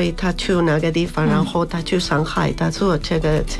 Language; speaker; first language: Chinese; non-native, fluent; Spanish